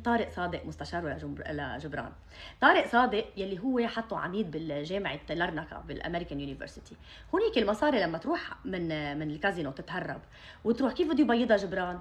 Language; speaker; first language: Arabic; native; Arabic